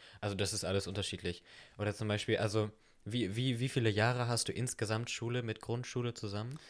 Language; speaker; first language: German; native; German